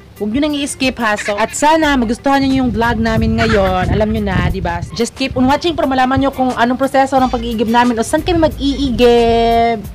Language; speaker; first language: Filipino; non-native, local second language; Cebuano